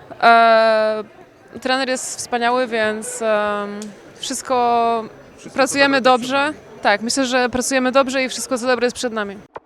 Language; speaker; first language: Polish; non-native, fluent; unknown